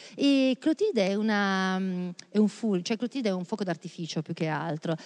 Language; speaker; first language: Italian; native; Italian